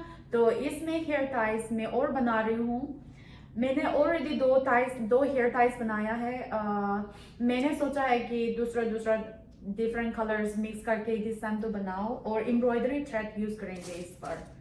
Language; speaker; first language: Hindi; non-native, local second language; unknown